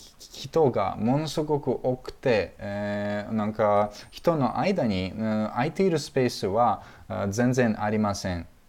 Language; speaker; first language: Japanese; non-native, fluent; Russian